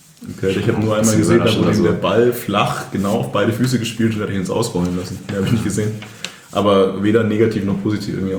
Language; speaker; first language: German; native; German